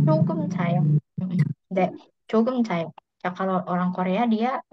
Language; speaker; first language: Korean; non-native, fluent; Indonesian